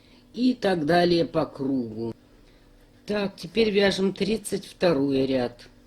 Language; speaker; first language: Russian; native; Russian